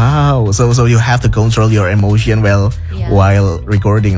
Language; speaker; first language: English; non-native, learner; Indonesian